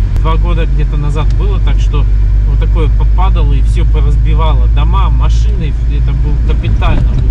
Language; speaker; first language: Russian; early bilingual, heritage; Russian